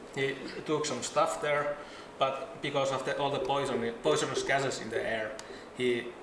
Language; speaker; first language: English; non-native, fluent; Finnish